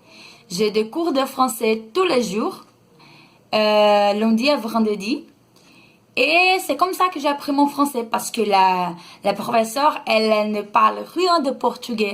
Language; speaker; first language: French; non-native, learner; Portuguese